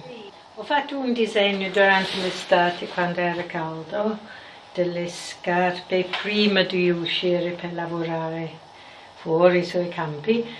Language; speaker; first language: Italian; non-native, fluent; English